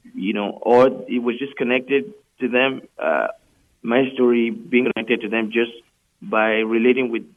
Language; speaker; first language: English; non-native, local second language; Yoruba